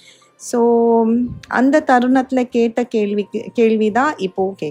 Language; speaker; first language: Tamil; native; Tamil